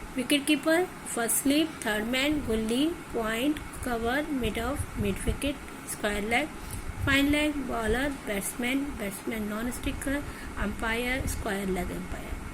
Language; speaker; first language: Hindi; native; Hindi